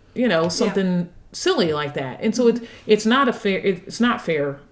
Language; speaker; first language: English; native; English